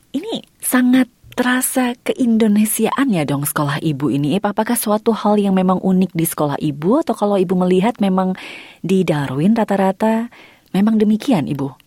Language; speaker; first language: Indonesian; native; Indonesian